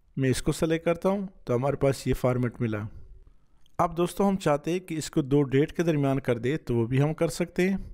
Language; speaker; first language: Urdu; non-native, local second language; Punjabi